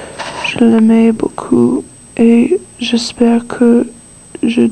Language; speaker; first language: French; non-native, learner; English